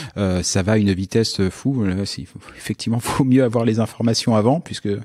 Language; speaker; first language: French; native; French